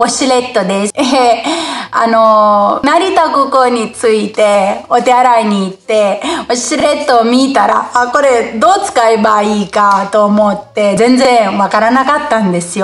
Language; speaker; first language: Japanese; non-native, fluent; Italian